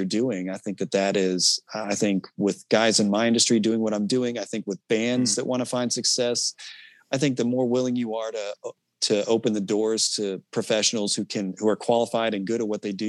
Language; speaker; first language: English; native; English